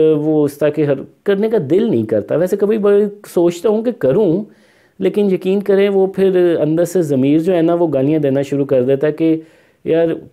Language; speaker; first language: Urdu; non-native, local second language; Punjabi